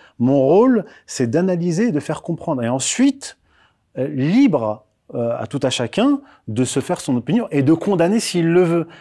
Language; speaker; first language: French; early bilingual, other home language; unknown